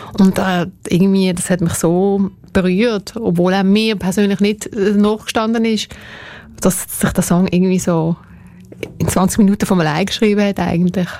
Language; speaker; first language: German; early bilingual, other home language; Spanish